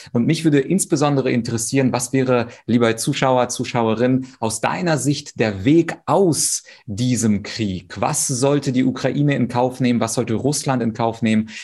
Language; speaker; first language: German; early bilingual, other home language; Russian